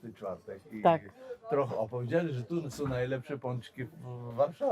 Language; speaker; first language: Polish; non-native, learner; Hebrew